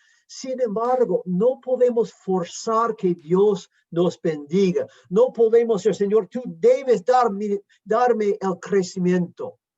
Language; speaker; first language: Spanish; non-native, fluent; English